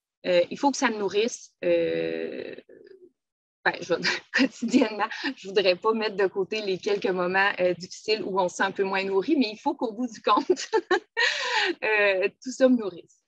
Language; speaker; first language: French; native; French